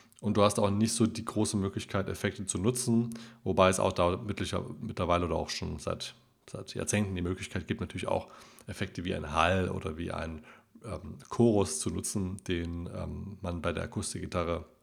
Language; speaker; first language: German; native; German